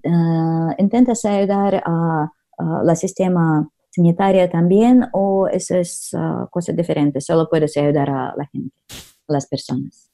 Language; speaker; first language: Spanish; non-native, learner; Russian